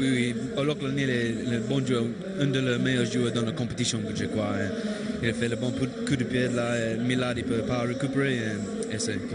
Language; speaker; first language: French; non-native, learner; English